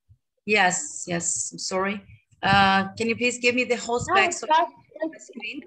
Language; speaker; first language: English; non-native, fluent; Arabic